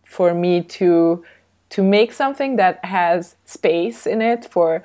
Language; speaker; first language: English; early bilingual, other home language; Hungarian